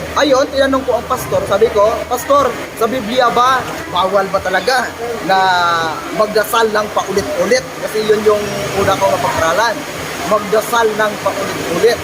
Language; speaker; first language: Filipino; non-native, local second language; Cebuano